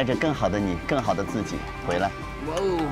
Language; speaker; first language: Chinese; native; Chinese